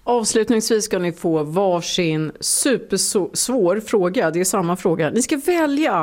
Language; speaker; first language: Swedish; native; Swedish